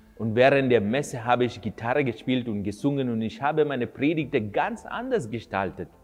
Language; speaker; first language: German; non-native, fluent; Kannada